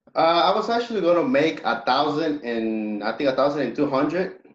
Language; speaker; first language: English; early bilingual, other home language; Spanish